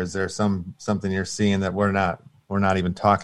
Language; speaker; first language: English; native; English